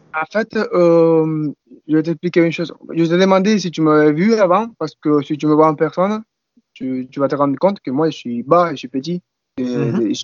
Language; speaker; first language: French; non-native, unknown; Spanish